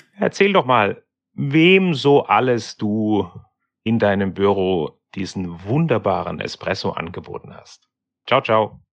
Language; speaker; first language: German; native; German